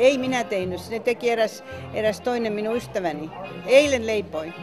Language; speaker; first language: Finnish; non-native, fluent; Estonian